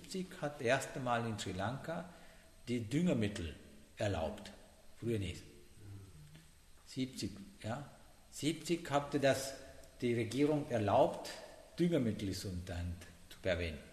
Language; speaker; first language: German; non-native, learner; Sinhala